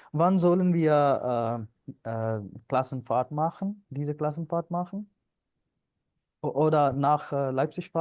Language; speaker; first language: German; non-native, learner; Punjabi